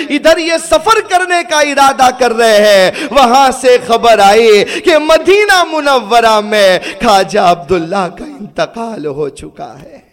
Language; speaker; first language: Urdu; early bilingual, heritage; Urdu